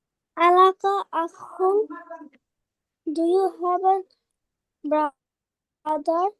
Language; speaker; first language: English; non-native, learner; Bangla